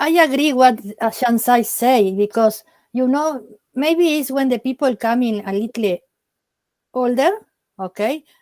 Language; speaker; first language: English; non-native, learner; Spanish